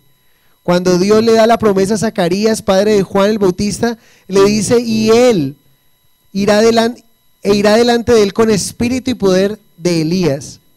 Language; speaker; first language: Spanish; native; Spanish